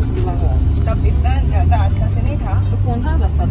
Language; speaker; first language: Hindi; non-native, local second language; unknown